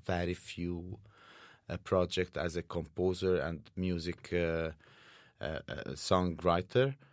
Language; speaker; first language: English; non-native, fluent; Arabic